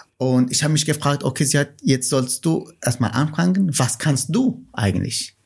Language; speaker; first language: German; non-native, fluent; Kurdish